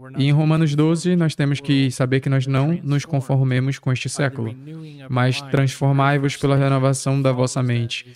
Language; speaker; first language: Portuguese; non-native, fluent; English